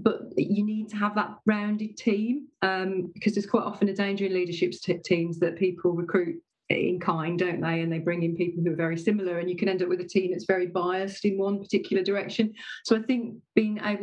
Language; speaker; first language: English; native; English